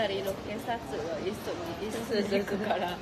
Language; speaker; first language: Japanese; non-native, learner; Vietnamese